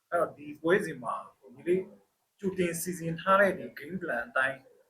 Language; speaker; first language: Burmese; native; Burmese